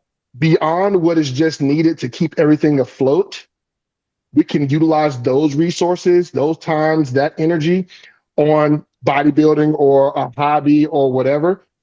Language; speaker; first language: English; native; English